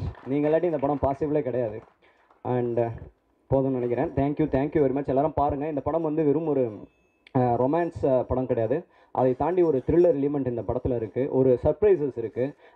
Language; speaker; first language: Tamil; native; Tamil